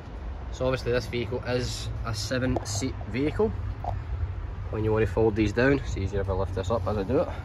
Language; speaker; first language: English; native; English